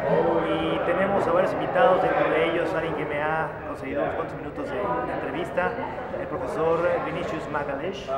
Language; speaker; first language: Spanish; native; Spanish